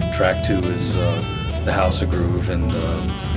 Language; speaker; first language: English; native; English